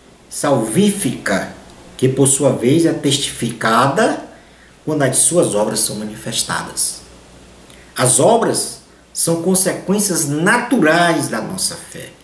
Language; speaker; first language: Portuguese; native; Portuguese